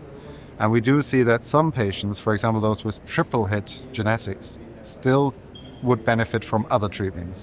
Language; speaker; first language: English; non-native, fluent; German